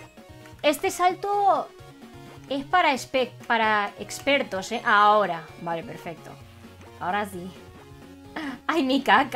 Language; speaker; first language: Spanish; native; Spanish